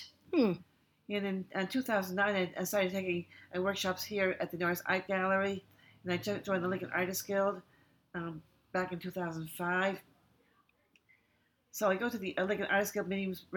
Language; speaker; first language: English; native; English